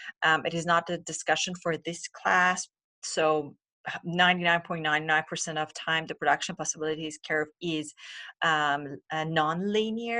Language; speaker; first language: English; non-native, fluent; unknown